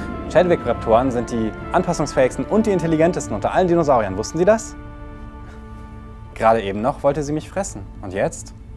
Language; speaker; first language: German; native; German